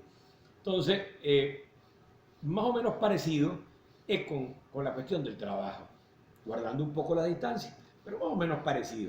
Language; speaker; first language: Spanish; native; Spanish